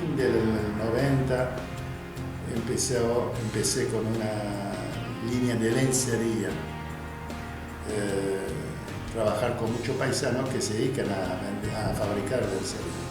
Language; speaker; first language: Spanish; non-native, fluent; Arabic